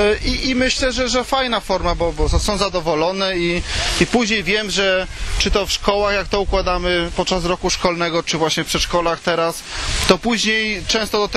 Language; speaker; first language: Polish; native; Polish